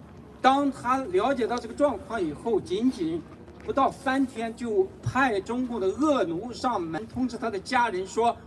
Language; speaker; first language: Chinese; native; Chinese